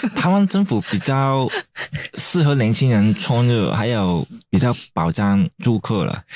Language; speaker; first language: Chinese; non-native, fluent; Cantonese